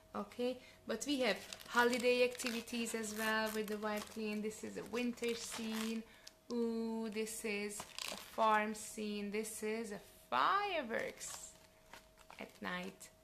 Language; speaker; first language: English; non-native, fluent; Hungarian